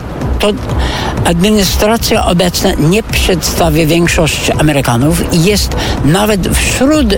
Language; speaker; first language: Polish; non-native, fluent; English